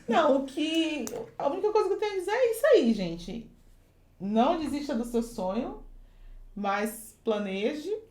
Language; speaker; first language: Portuguese; native; Portuguese